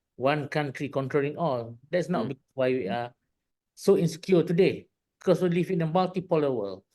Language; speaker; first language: English; non-native, local second language; Malay